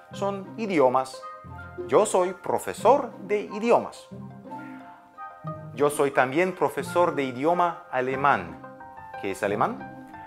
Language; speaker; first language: Spanish; non-native, fluent; Ukrainian